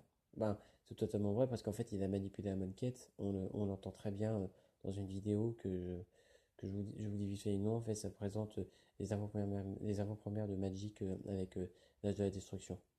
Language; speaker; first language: French; native; French